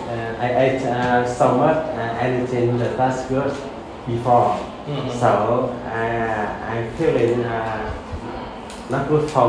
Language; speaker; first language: English; non-native, learner; Vietnamese